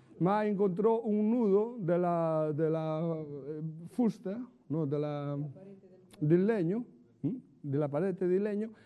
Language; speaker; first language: Italian; non-native, fluent; Galician